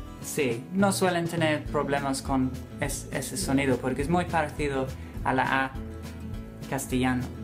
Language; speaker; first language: Spanish; non-native, fluent; English